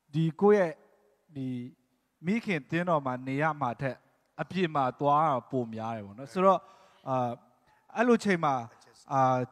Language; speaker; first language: Burmese; non-native, local second language; Tedim Chin